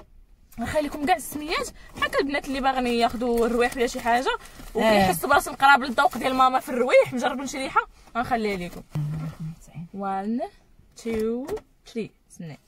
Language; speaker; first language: Arabic; native; Arabic